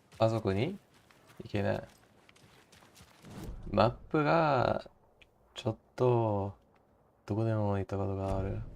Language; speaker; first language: Japanese; non-native, learner; English